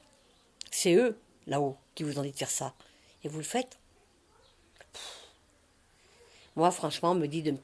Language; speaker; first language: French; native; French